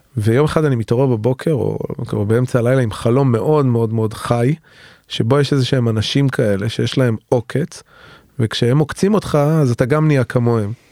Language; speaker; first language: Hebrew; native; Hebrew